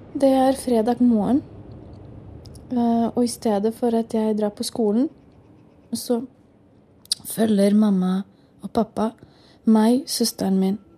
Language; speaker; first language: Norwegian; non-native, fluent; Bosnian